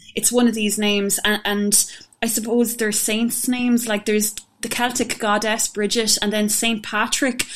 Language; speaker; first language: English; native; English